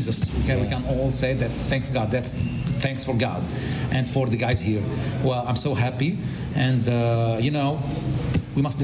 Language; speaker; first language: English; non-native, learner; Arabic